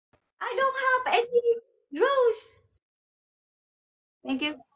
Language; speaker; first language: English; non-native, learner; Vietnamese